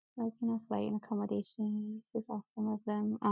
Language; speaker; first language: English; early bilingual, other home language; Spanish